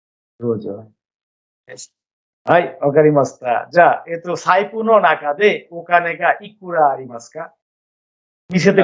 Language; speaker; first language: Japanese; non-native, fluent; Bangla